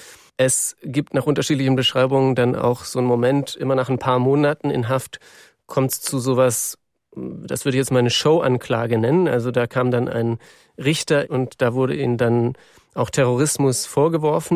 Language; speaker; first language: German; native; German